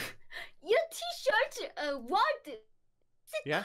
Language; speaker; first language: English; non-native, learner; Korean